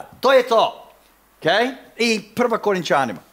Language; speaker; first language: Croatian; non-native, fluent; English